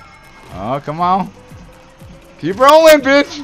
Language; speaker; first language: English; native; English